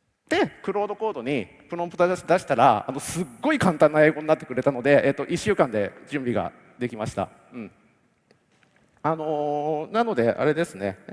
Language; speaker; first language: Japanese; native; Japanese